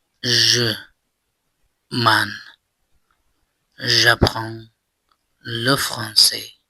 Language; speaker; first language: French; non-native, fluent; Persian